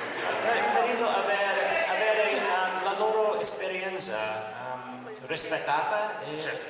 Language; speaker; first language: Italian; non-native, learner; English